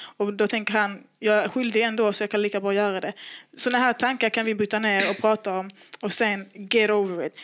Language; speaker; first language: Swedish; native; Swedish